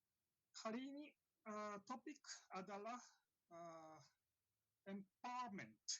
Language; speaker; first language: Indonesian; non-native, learner; Japanese